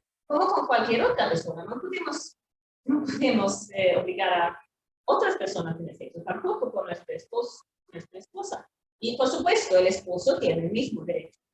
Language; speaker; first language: Spanish; non-native, fluent; Swedish